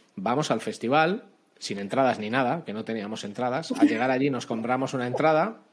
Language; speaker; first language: Spanish; native; Spanish